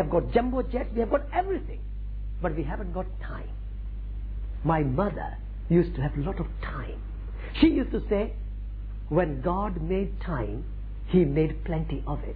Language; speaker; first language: English; non-native, local second language; Marwari